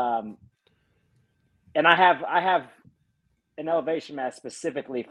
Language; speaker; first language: English; native; English